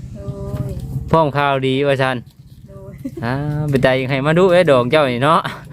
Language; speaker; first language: Thai; native; Thai